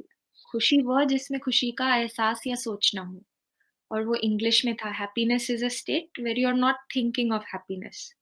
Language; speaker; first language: Hindi; native; Hindi